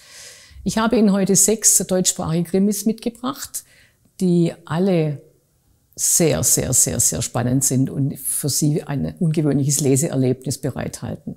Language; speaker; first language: German; native; German